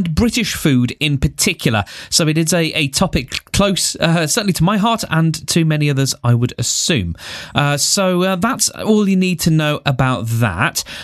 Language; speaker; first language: English; native; English